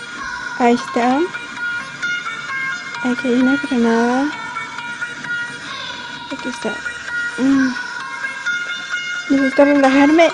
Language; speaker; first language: Spanish; early bilingual, heritage; Spanish